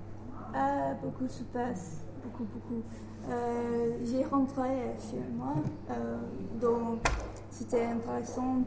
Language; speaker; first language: French; non-native, learner; English